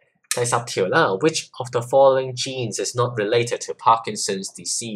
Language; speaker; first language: English; non-native, local second language; Cantonese